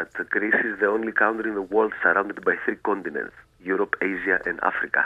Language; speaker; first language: English; non-native, fluent; Greek